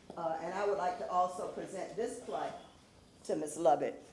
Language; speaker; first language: English; native; English